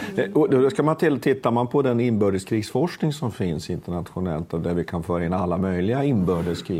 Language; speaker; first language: Swedish; native; Swedish